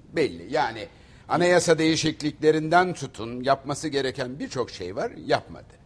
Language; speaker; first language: Turkish; native; Turkish